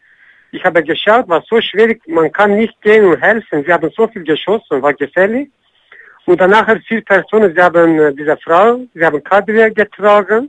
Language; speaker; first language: German; non-native, learner; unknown